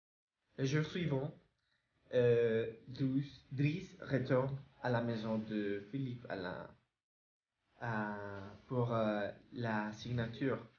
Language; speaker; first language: French; non-native, learner; Spanish